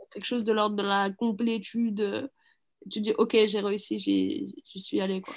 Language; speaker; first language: French; early bilingual, other home language; Arabic